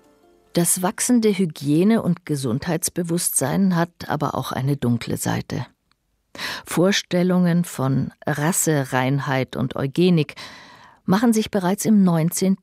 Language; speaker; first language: German; native; German